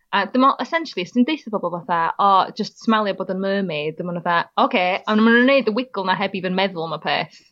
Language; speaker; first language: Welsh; native; Welsh